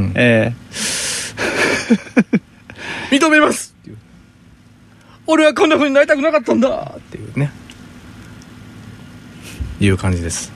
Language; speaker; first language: Japanese; native; Japanese